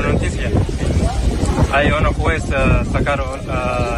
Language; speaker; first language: Spanish; non-native, learner; Arabic